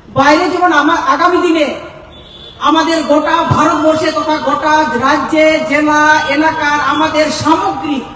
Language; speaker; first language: Bangla; non-native, local second language; Santali